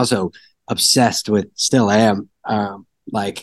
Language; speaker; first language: English; native; English